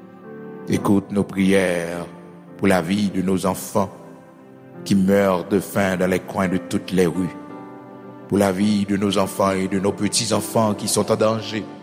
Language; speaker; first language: French; non-native, local second language; Haitian Creole